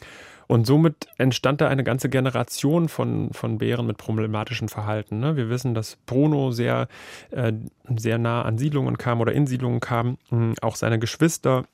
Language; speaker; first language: German; native; German